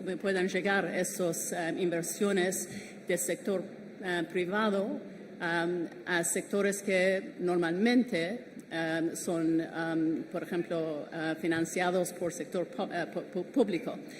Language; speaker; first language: Spanish; non-native, fluent; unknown